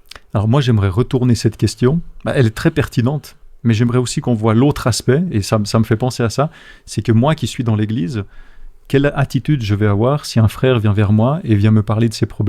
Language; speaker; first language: French; native; French